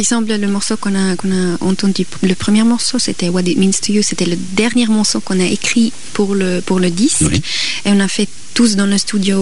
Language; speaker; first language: French; non-native, local second language; German